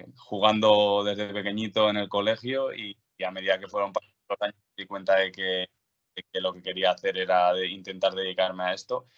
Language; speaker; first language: Spanish; native; Spanish